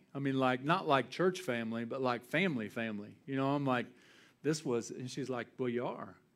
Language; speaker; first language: English; native; English